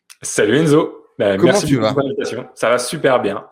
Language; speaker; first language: French; native; French